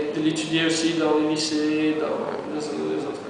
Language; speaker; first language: French; non-native, fluent; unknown